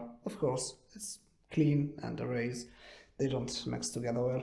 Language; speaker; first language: English; non-native, fluent; Arabic